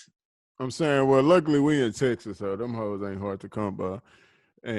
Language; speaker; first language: English; native; English